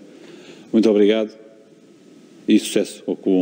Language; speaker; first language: Portuguese; native; Portuguese